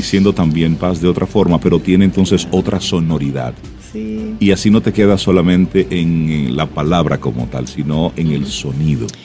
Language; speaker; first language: Spanish; native; Spanish